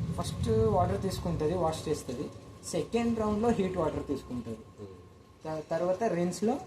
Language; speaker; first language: Telugu; non-native, local second language; Kannada